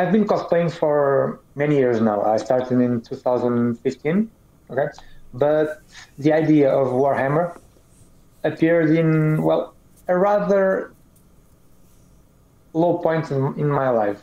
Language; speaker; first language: English; non-native, fluent; Portuguese